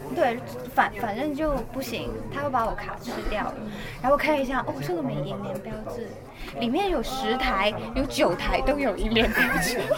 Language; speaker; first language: Chinese; native; Chinese